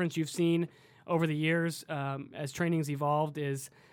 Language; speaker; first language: English; native; English